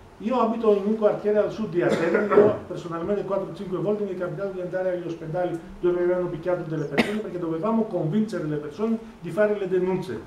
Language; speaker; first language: Italian; non-native, fluent; Greek